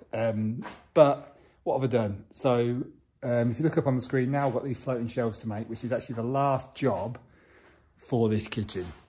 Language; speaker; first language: English; native; English